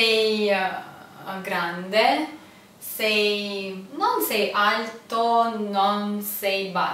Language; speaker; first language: Italian; non-native, learner; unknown